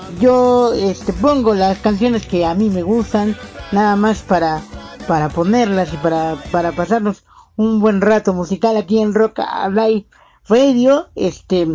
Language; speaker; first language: Spanish; native; Spanish